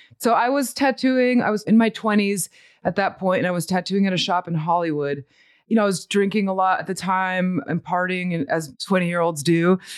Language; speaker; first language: English; early bilingual, other home language; Spanish